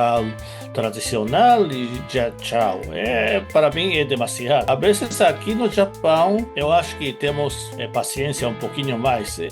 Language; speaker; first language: Portuguese; non-native, fluent; Japanese